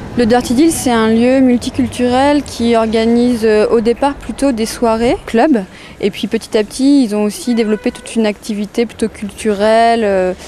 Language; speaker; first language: French; native; French